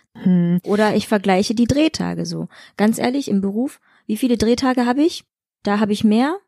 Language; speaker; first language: German; native; German